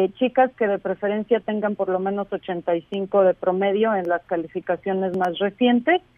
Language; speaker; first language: Spanish; native; Spanish